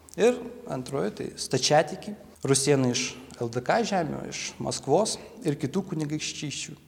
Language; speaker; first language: Lithuanian; native; Lithuanian